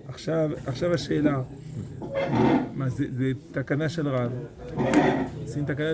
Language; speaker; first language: Hebrew; non-native, fluent; French